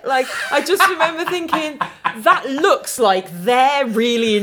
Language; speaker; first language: English; native; English